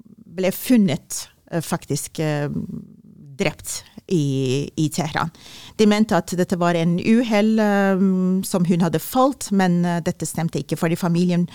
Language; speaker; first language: Norwegian; non-native, fluent; Persian